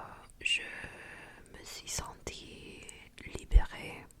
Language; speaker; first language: French; non-native, fluent; Japanese